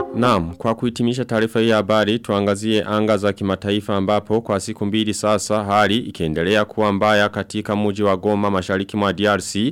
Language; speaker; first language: Swahili; non-native, local second language; Rundi